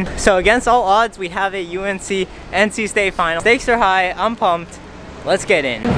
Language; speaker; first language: English; native; English